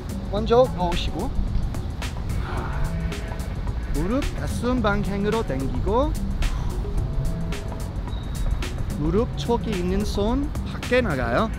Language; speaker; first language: Korean; non-native, fluent; English